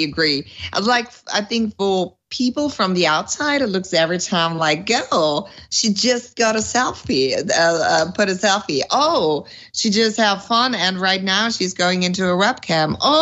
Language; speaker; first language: English; non-native, fluent; German